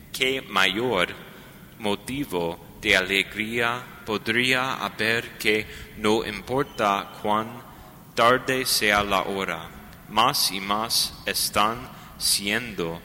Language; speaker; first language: Spanish; non-native, learner; English